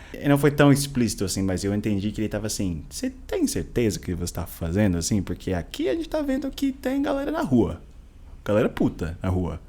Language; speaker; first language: Portuguese; non-native, fluent; English